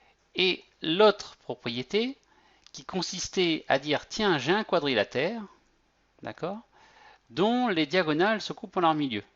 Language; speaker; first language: French; native; French